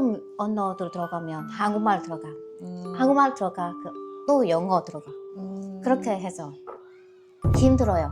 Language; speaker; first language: Korean; non-native, learner; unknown